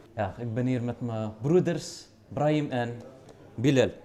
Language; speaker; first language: Dutch; early bilingual, other home language; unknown